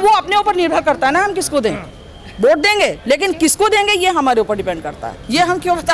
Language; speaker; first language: Hindi; native; Hindi